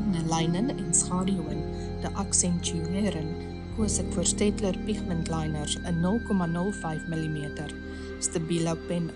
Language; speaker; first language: Dutch; native; Dutch